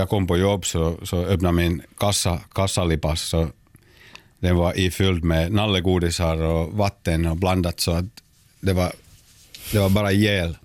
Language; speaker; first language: Swedish; non-native, local second language; Finnish